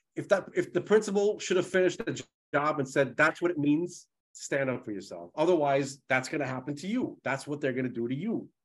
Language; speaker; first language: English; early bilingual, other home language; Russian